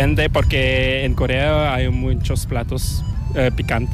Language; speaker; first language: Spanish; non-native, fluent; Korean